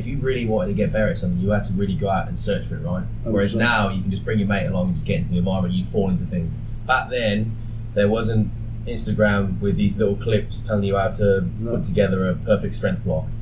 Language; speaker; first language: English; native; English